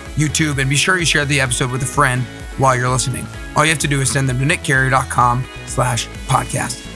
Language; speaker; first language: English; native; English